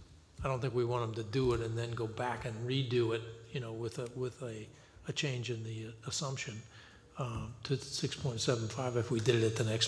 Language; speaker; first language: English; native; English